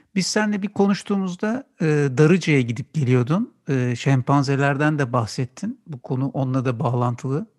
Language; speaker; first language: Turkish; native; Turkish